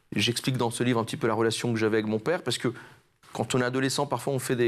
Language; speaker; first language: French; native; French